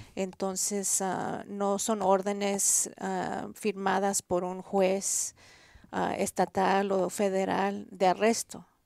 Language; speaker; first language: Spanish; early bilingual, heritage; Spanish